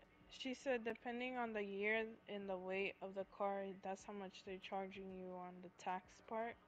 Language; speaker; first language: English; early bilingual, other home language; Spanish